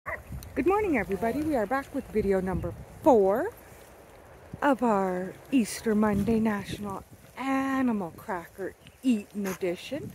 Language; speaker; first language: English; native; English